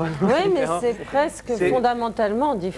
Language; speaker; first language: French; native; French